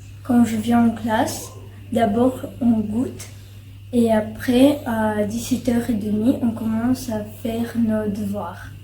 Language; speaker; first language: French; early bilingual, other home language; Chechen